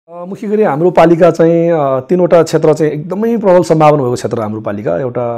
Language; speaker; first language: Nepali; non-native, local second language; Gurung